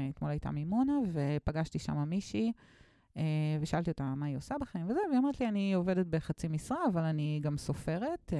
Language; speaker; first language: Hebrew; native; Hebrew